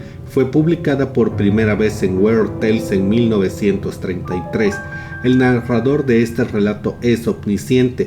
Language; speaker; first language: Spanish; native; Spanish